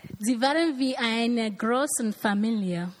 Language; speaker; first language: German; non-native, learner; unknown